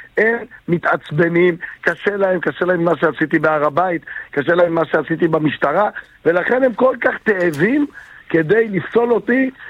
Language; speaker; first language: Hebrew; native; Hebrew